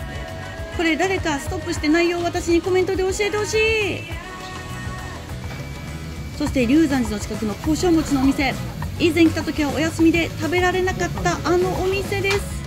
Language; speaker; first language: Japanese; native; Japanese